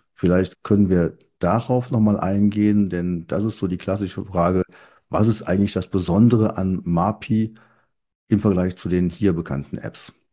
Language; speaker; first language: German; native; German